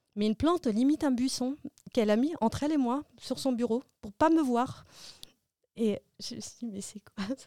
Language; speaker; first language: French; early bilingual, other home language; Arabic